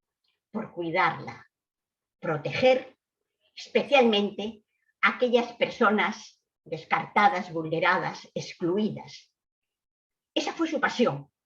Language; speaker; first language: Spanish; native; Spanish